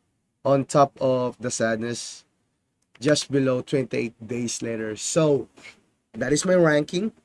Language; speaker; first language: English; non-native, fluent; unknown